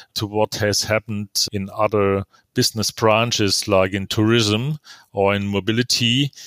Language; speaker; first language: English; non-native, fluent; German